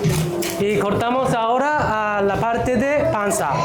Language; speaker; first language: Spanish; non-native, fluent; Japanese